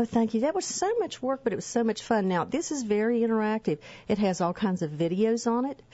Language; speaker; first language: English; native; English